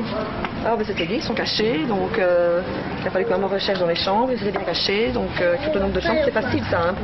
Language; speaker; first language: French; native; French